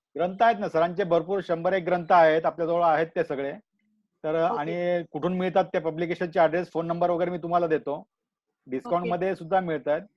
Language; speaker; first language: Hindi; non-native, local second language; Marathi